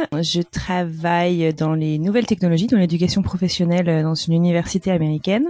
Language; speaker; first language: French; native; French